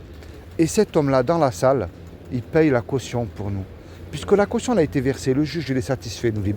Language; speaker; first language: French; native; French